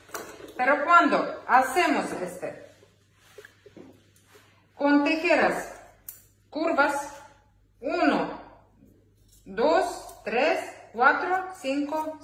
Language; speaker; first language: Spanish; non-native, learner; Ukrainian